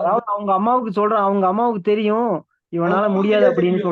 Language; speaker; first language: Tamil; native; Tamil